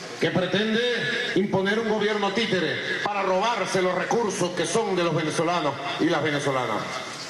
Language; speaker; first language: Spanish; native; Spanish